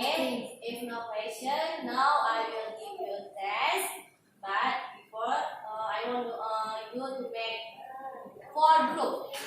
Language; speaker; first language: English; non-native, learner; Indonesian